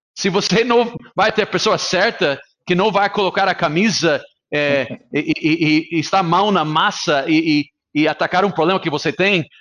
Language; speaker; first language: Portuguese; non-native, fluent; English